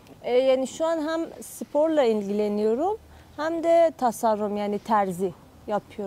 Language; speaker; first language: Turkish; non-native, fluent; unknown